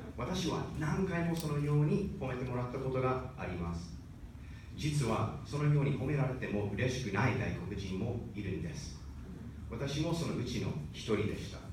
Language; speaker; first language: Japanese; non-native, fluent; English